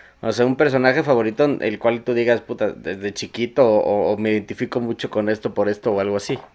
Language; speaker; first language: Spanish; native; Spanish